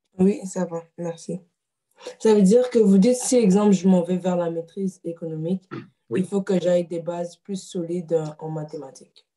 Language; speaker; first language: French; native; French